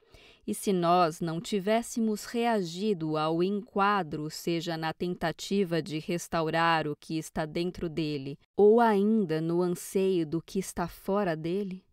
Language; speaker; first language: Portuguese; native; Portuguese